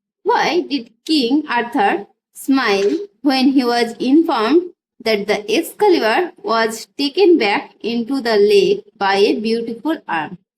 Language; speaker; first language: English; non-native, local second language; Bangla